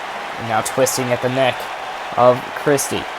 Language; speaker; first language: English; native; English